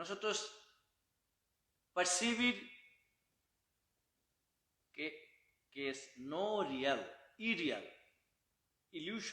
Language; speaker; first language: Spanish; non-native, learner; Bangla